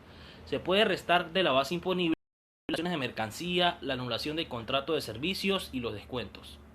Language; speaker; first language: Spanish; native; Spanish